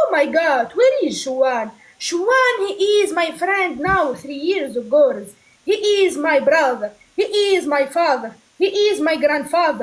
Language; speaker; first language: English; non-native, learner; Arabic